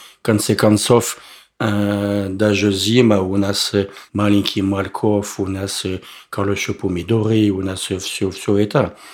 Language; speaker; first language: Russian; non-native, learner; French